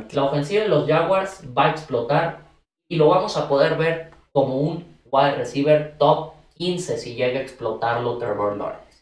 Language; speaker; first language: Spanish; native; Spanish